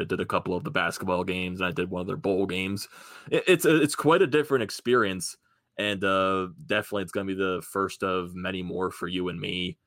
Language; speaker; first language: English; native; English